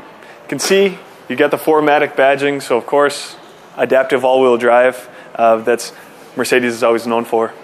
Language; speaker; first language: English; native; English